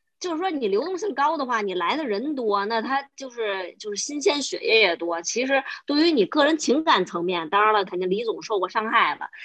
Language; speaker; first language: Chinese; native; Chinese